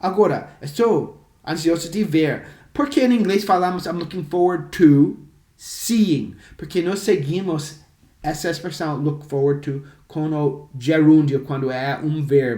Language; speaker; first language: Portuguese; non-native, fluent; English